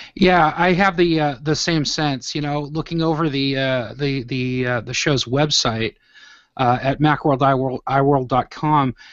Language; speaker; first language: English; native; English